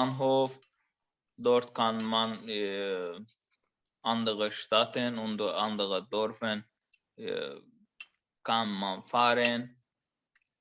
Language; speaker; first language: German; non-native, learner; Azerbaijani